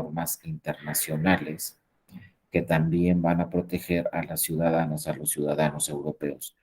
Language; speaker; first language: Spanish; native; Spanish